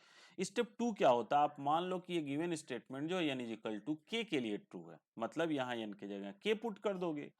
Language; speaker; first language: Hindi; native; Hindi